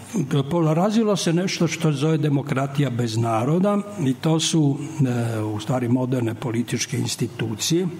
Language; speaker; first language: Serbian; native; Serbian